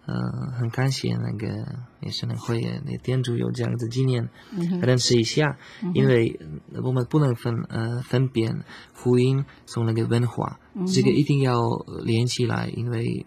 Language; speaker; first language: Chinese; non-native, fluent; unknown